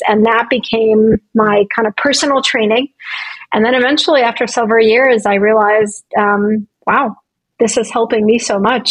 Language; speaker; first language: English; non-native, fluent; Russian